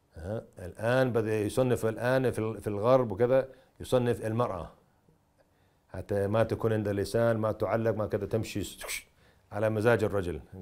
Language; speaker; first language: Arabic; non-native, fluent; English